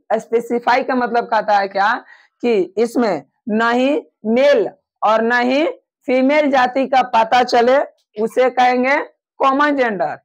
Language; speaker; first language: Hindi; native; Hindi